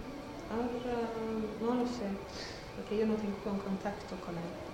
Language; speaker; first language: Spanish; non-native, learner; Swedish